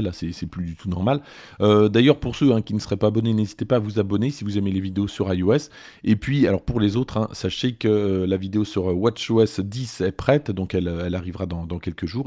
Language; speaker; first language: French; native; French